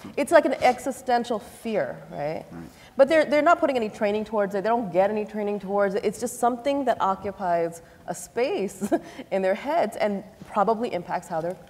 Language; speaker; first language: English; native; English